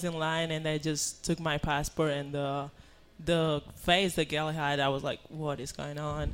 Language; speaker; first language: English; non-native, fluent; Spanish